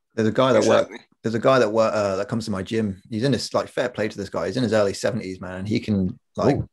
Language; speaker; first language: English; native; English